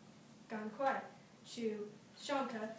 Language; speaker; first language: Chinese; non-native, learner; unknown